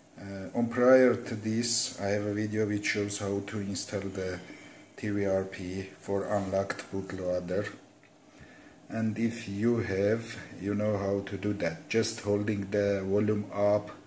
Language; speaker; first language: English; non-native, fluent; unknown